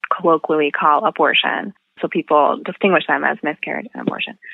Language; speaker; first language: English; native; English